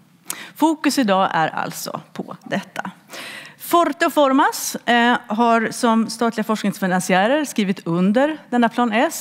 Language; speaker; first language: Swedish; native; Swedish